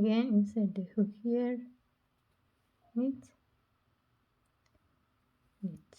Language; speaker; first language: English; non-native, learner; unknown